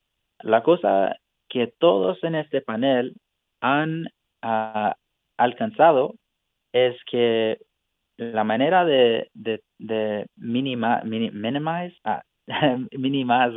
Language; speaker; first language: Spanish; non-native, fluent; English